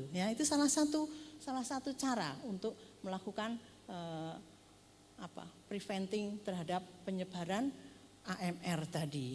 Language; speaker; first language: Indonesian; native; Indonesian